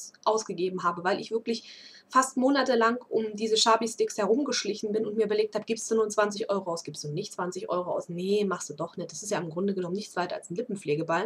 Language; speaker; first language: German; native; German